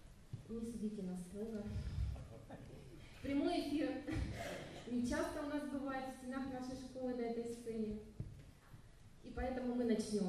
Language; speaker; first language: Russian; native; Russian